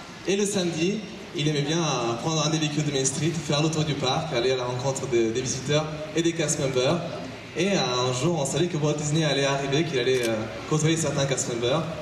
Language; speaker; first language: French; native; French